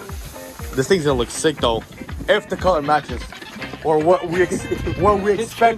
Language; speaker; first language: English; native; English